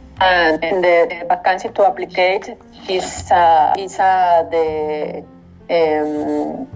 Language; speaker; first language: English; non-native, learner; Spanish